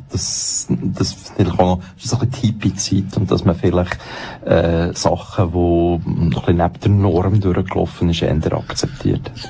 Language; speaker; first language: German; native; German